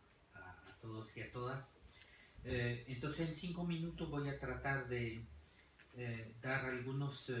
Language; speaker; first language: Spanish; non-native, fluent; French